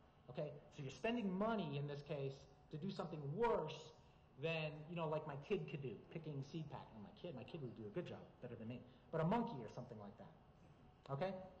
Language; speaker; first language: English; native; English